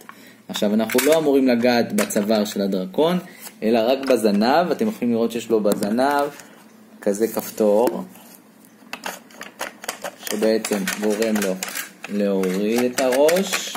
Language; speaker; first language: Hebrew; native; Hebrew